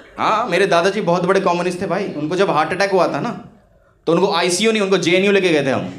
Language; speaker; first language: Hindi; non-native, local second language; Bangla